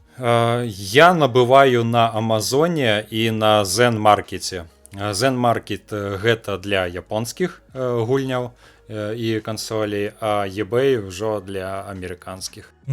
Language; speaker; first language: Belarusian; non-native, local second language; Russian